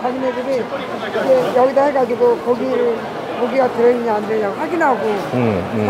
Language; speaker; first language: Korean; native; Korean